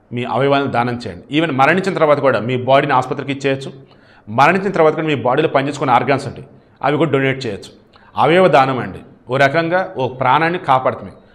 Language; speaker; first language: Telugu; native; Telugu